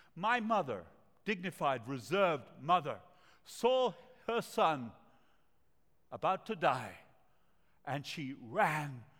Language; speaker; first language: English; non-native, fluent; Spanish